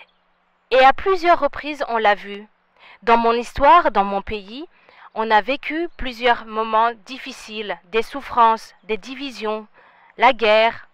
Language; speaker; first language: French; non-native, local second language; Rundi